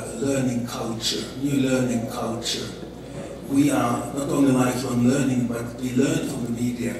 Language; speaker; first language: English; non-native, fluent; Finnish